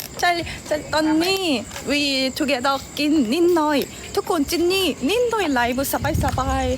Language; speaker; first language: Thai; non-native, learner; Korean